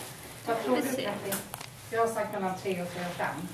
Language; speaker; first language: Swedish; non-native, fluent; Latvian